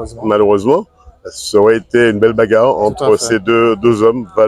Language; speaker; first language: French; native; French